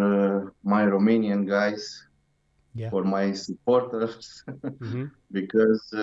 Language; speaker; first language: English; non-native, learner; Romanian